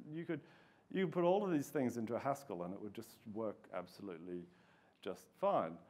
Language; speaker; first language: English; native; English